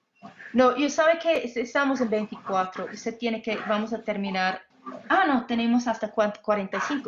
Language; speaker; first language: Spanish; non-native, fluent; English